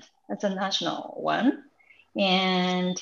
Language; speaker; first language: English; non-native, fluent; Japanese